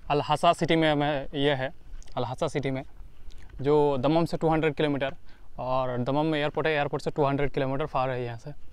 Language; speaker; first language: Hindi; native; Hindi